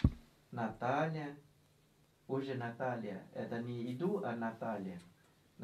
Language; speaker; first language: Russian; non-native, learner; Thai